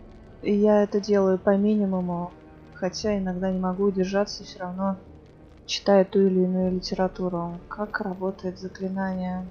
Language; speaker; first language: Russian; native; Russian